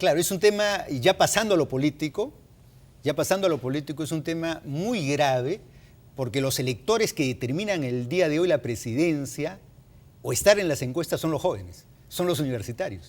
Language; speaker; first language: Spanish; native; Spanish